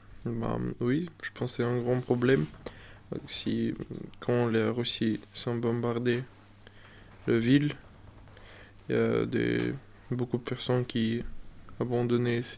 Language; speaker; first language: French; non-native, learner; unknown